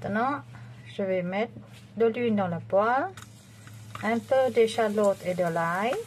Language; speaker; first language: French; non-native, fluent; Vietnamese